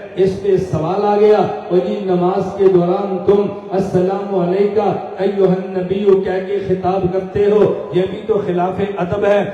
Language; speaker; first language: Urdu; non-native, local second language; Punjabi